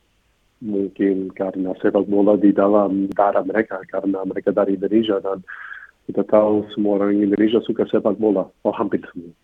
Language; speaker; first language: Indonesian; non-native, fluent; English